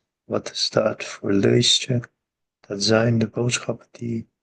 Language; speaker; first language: Dutch; non-native, learner; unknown